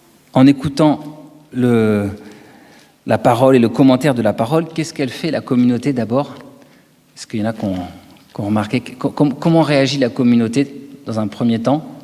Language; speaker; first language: French; native; French